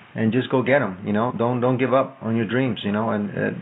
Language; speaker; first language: English; non-native, fluent; Italian